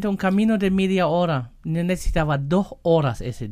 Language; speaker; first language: Spanish; non-native, fluent; German